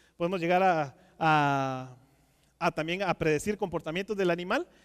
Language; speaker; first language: Spanish; native; Spanish